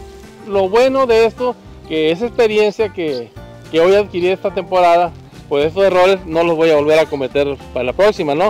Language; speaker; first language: Spanish; native; Spanish